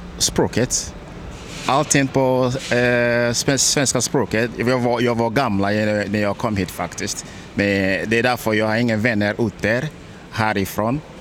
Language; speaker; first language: Swedish; non-native, learner; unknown